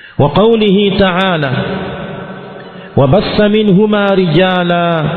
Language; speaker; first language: Arabic; non-native, fluent; Swahili